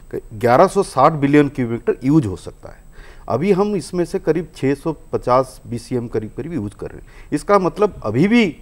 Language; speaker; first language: Hindi; non-native, local second language; Odia